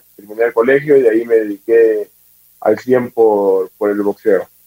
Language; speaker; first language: Spanish; native; Spanish